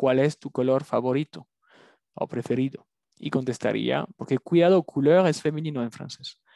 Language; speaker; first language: Spanish; non-native, fluent; French